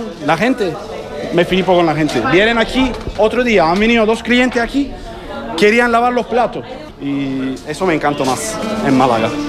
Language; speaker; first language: Spanish; non-native, learner; Turkish